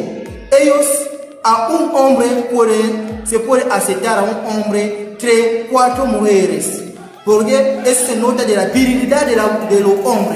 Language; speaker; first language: Spanish; non-native, learner; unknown